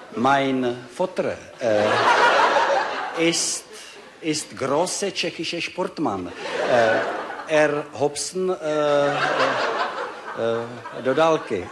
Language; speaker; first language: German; non-native, learner; Czech